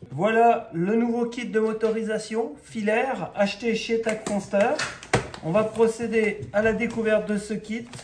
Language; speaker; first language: French; native; French